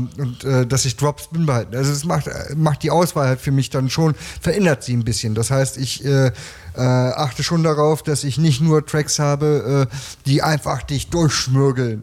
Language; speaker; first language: German; native; German